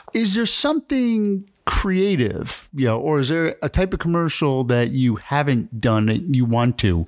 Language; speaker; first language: English; native; English